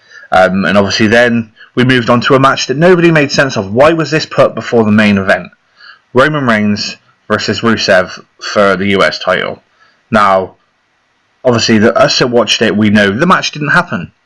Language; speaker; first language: English; native; English